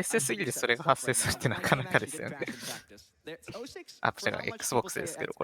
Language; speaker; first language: Japanese; native; Japanese